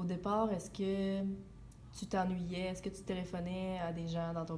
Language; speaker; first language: French; native; French